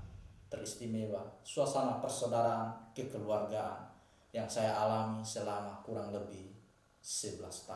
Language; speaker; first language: Indonesian; non-native, local second language; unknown